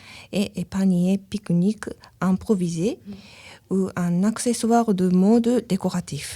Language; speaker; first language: French; non-native, learner; Japanese